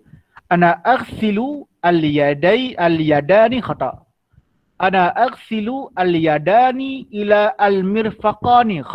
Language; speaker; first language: Arabic; non-native, fluent; Malay